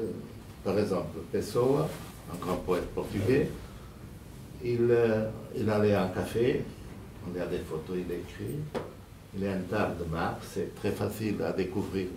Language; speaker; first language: French; non-native, fluent; Portuguese